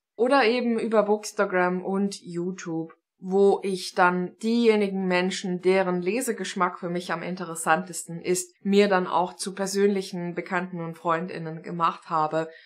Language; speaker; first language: German; non-native, fluent; Estonian